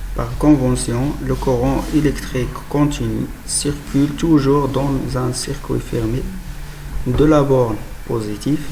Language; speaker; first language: French; non-native, local second language; Arabic